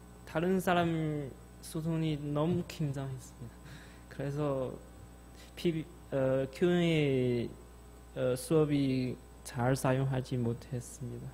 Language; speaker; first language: Korean; non-native, learner; Chinese